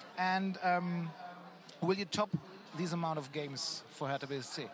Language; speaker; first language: English; non-native, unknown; German